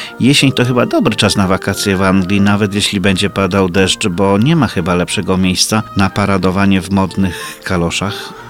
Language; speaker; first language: Polish; native; Polish